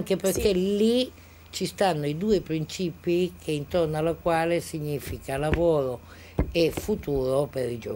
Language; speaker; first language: Italian; native; Italian